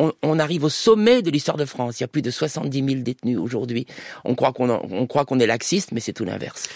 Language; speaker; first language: French; native; French